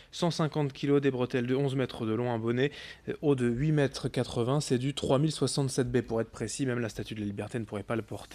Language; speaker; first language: French; native; French